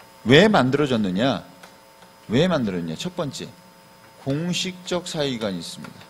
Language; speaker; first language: Korean; native; Korean